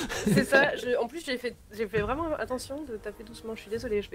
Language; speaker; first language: French; native; French